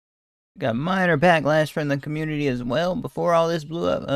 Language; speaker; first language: English; native; English